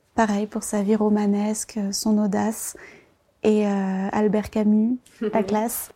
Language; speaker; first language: French; early bilingual, other home language; Vietnamese